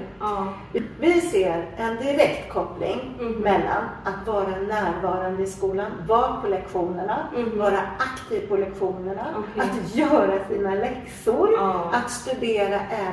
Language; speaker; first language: Swedish; native; Swedish